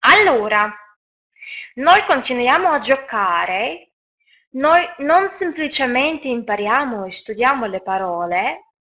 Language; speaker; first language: Italian; non-native, fluent; Russian